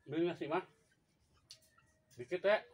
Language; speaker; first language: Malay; non-native, local second language; Sundanese